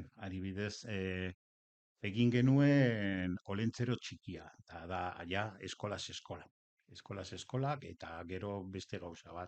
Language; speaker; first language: Basque; non-native, local second language; Spanish